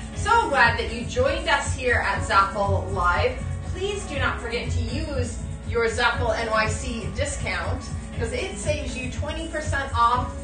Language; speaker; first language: English; native; English